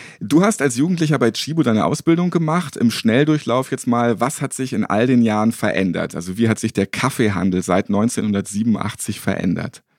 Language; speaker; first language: German; native; German